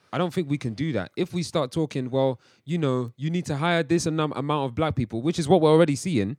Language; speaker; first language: English; native; English